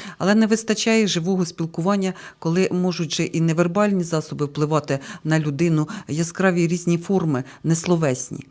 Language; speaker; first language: Ukrainian; native; Ukrainian